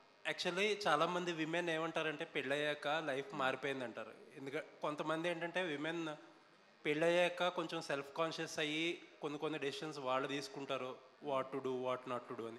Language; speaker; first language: Telugu; native; Telugu